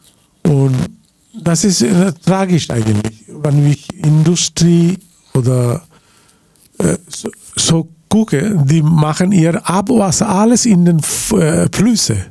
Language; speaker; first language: German; non-native, learner; Bangla